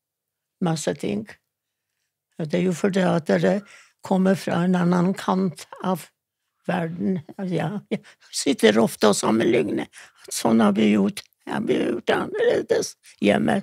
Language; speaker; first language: Norwegian; non-native, fluent; Yiddish